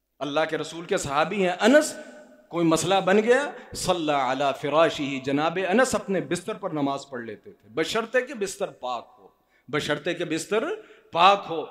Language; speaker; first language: Urdu; non-native, local second language; Punjabi